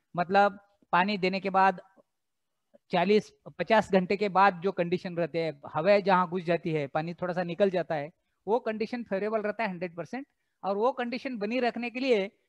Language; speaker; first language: Hindi; non-native, local second language; Marathi